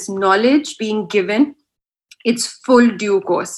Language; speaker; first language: English; non-native, local second language; Urdu